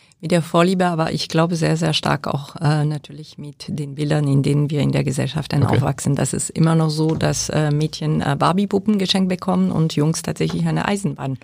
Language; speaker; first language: German; non-native, fluent; French